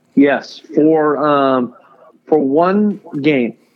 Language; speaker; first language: English; native; English